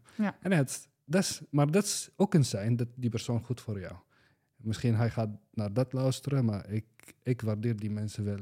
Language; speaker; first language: Dutch; non-native, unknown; Arabic